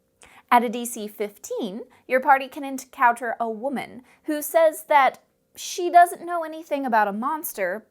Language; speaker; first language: English; native; English